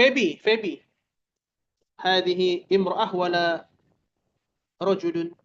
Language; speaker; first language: Arabic; non-native, fluent; Indonesian